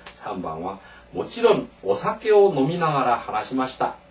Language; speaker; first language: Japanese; non-native, fluent; Korean